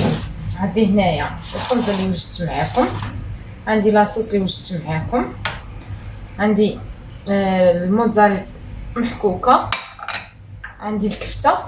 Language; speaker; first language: Arabic; native; Arabic